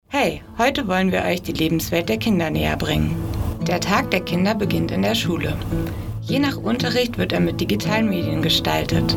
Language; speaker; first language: German; native; German